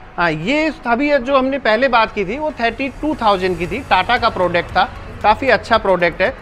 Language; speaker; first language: Hindi; native; Hindi